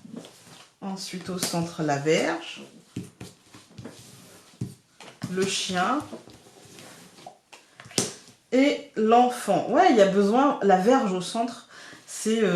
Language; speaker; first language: French; native; French